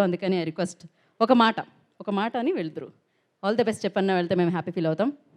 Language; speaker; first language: Telugu; native; Telugu